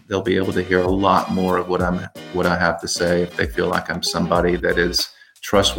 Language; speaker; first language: English; native; English